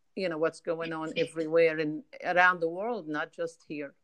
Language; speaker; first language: English; non-native, fluent; Arabic